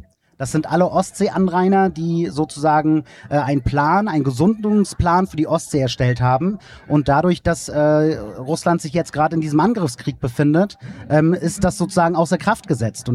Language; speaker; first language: German; native; German